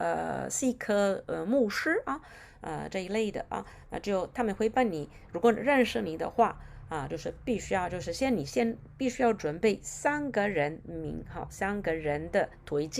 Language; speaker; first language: Chinese; non-native, fluent; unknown